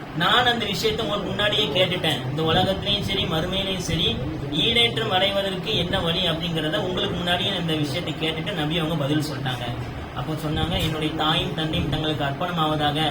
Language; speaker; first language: Tamil; native; Tamil